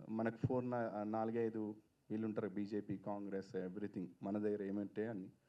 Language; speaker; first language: Telugu; native; Telugu